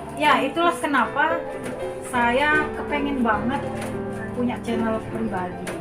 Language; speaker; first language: Indonesian; native; Indonesian